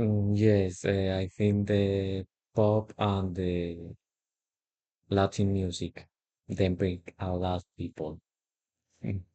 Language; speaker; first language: English; non-native, learner; Spanish